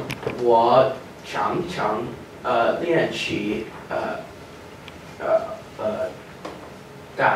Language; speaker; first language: Chinese; non-native, learner; English